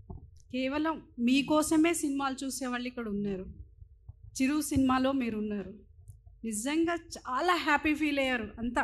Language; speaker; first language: Telugu; native; Telugu